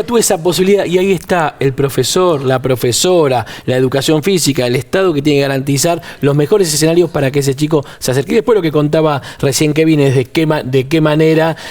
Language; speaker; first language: Spanish; native; Spanish